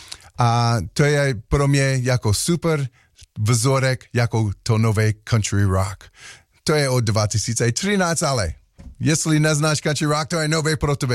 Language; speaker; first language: Czech; non-native, learner; English